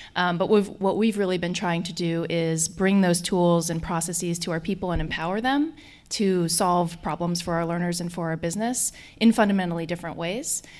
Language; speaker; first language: English; native; English